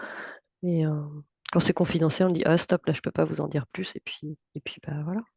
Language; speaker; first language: French; native; French